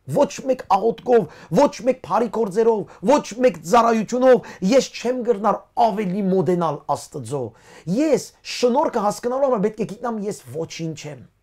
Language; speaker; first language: Armenian; early bilingual, heritage; Armenian